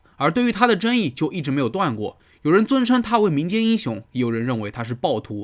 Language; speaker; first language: Chinese; native; Chinese